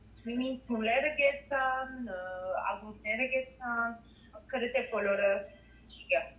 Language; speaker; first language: Armenian; native; Armenian